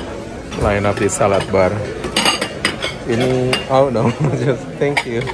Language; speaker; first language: English; non-native, fluent; Indonesian